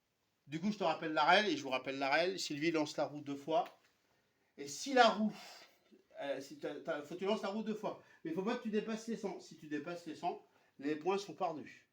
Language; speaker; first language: French; native; French